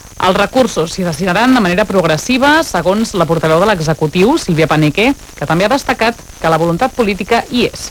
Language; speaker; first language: Catalan; native; Catalan